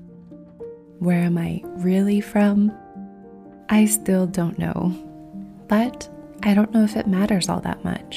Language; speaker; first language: English; non-native, fluent; Korean